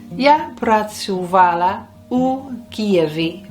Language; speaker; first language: Ukrainian; non-native, learner; English